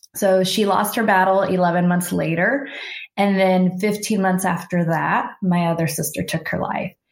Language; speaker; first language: English; early bilingual, other home language; Spanish